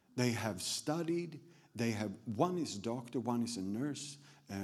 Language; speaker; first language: English; non-native, fluent; Swedish